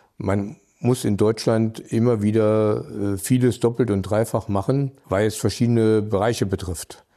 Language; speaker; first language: German; native; German